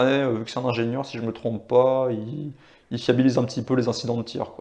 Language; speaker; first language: French; native; French